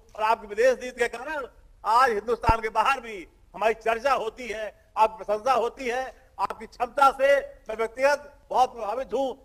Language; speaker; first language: Hindi; native; Hindi